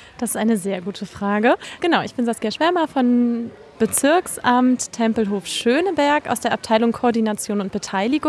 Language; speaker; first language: German; native; German